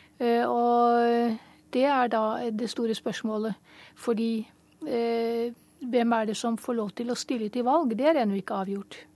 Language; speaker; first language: Norwegian; native; Norwegian